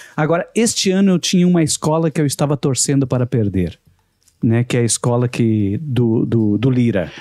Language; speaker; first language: Portuguese; native; Portuguese